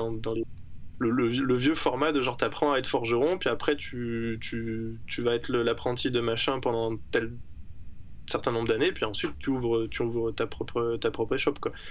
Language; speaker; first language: French; native; French